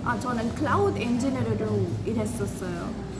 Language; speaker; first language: Korean; non-native, learner; Hindi